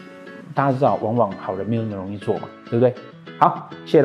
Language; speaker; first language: Chinese; native; Chinese